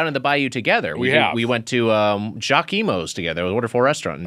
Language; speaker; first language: English; native; English